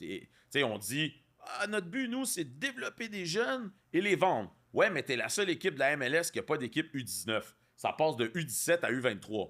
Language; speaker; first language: French; native; French